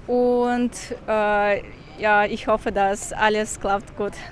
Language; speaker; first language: German; non-native, learner; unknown